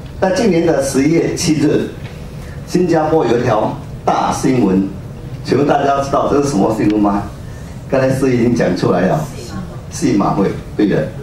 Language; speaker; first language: Chinese; native; Chinese